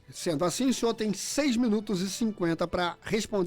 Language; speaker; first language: Portuguese; native; Portuguese